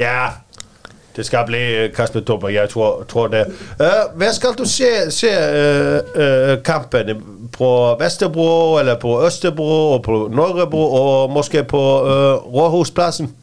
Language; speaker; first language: Danish; non-native, learner; Icelandic